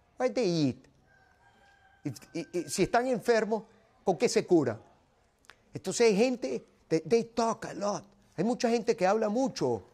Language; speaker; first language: Spanish; native; Spanish